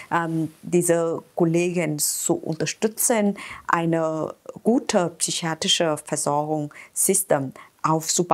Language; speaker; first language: German; non-native, fluent; Vietnamese